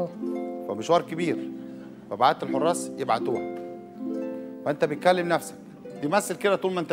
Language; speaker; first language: Arabic; native; Arabic